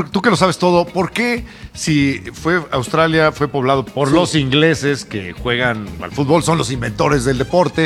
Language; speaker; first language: Spanish; native; Spanish